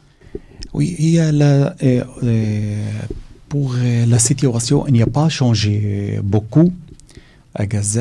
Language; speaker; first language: French; non-native, learner; Arabic